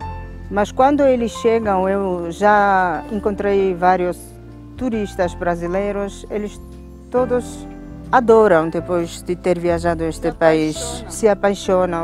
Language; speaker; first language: Portuguese; non-native, fluent; Georgian